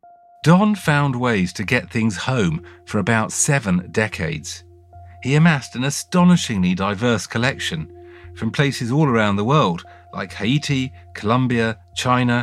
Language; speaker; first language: English; native; English